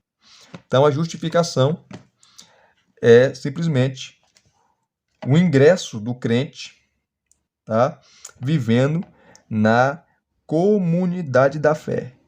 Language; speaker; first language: Portuguese; native; Portuguese